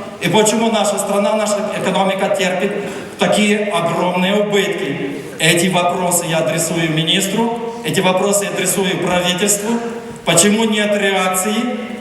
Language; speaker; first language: Russian; non-native, local second language; Ukrainian